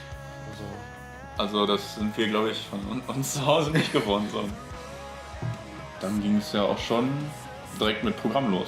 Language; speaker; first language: German; native; German